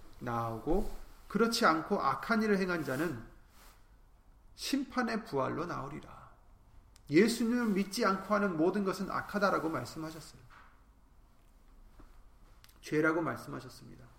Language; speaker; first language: Korean; native; Korean